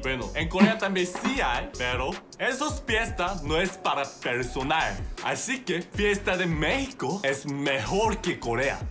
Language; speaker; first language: Spanish; non-native, learner; Korean